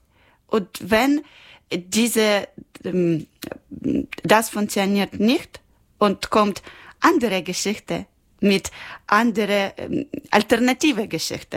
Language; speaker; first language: German; non-native, learner; Ukrainian